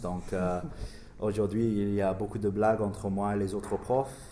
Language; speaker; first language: French; non-native, learner; English